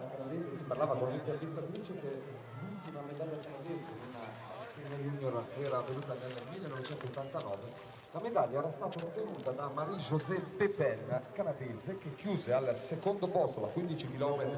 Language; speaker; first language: Italian; native; Italian